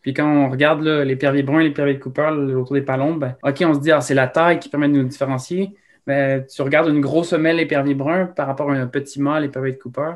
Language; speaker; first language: French; native; French